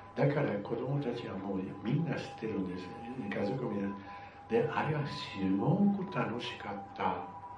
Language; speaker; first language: Japanese; non-native, fluent; Spanish